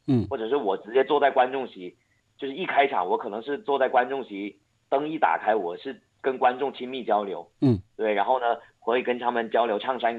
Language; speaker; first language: Chinese; non-native, local second language; Hakka Chinese